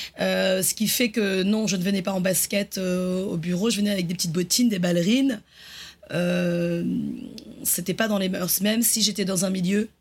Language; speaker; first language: French; native; French